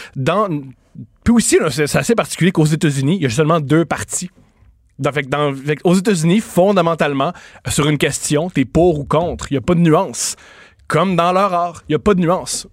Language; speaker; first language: French; native; French